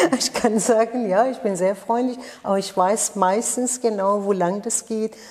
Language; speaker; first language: German; non-native, fluent; Persian